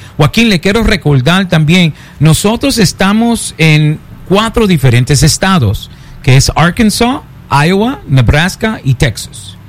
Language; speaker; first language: Spanish; early bilingual, heritage; Spanish